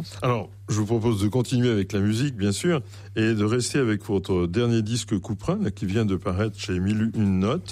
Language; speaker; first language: French; native; French